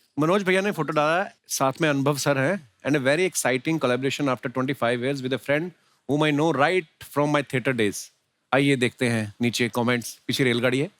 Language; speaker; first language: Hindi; non-native, local second language; Punjabi